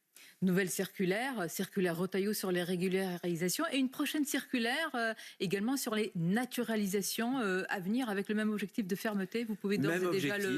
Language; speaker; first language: French; native; French